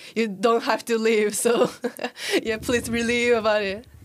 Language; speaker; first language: English; non-native, learner; Japanese